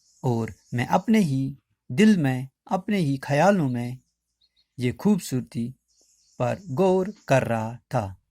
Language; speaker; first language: Urdu; non-native, local second language; Kashmiri